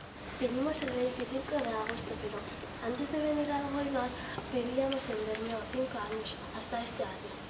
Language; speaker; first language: Spanish; early bilingual, other home language; Arabic